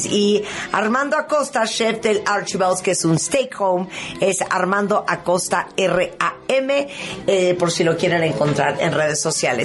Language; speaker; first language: Spanish; native; Spanish